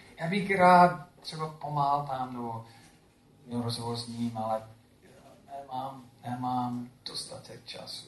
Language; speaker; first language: Czech; non-native, fluent; English